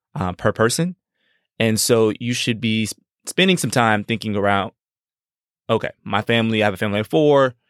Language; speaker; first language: English; native; English